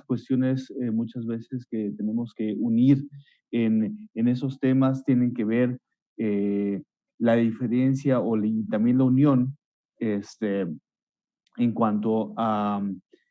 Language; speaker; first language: Spanish; native; Spanish